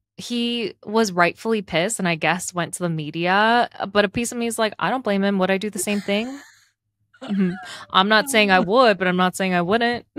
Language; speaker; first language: English; native; English